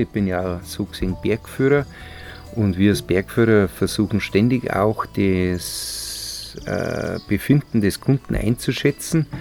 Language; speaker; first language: German; native; German